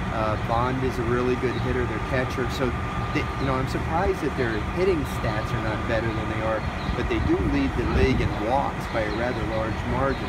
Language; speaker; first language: English; native; English